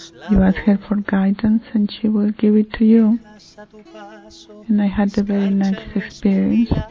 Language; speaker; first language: English; non-native, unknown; Spanish